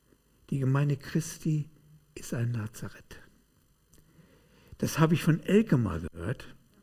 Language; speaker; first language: German; native; German